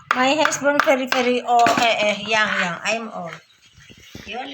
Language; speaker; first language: English; non-native, learner; Indonesian